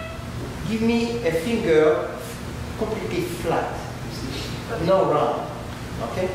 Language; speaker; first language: English; non-native, learner; French